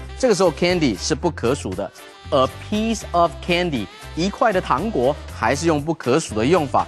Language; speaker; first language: Chinese; native; Chinese